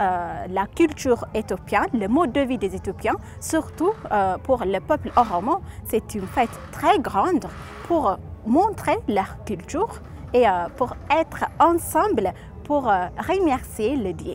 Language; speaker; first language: French; non-native, fluent; Amharic